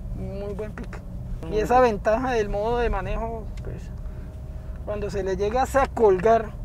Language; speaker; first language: Spanish; native; Spanish